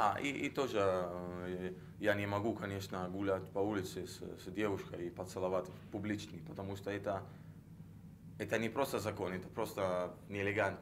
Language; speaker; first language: Russian; non-native, learner; Italian